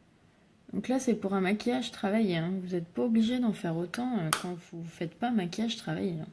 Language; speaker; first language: French; native; French